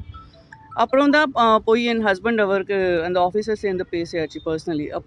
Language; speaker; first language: Tamil; non-native, local second language; Gujarati